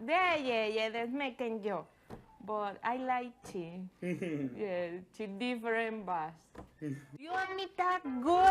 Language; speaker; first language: English; non-native, learner; Spanish